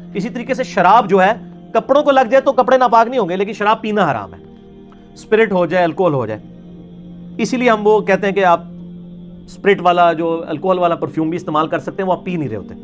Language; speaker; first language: Urdu; non-native, local second language; Punjabi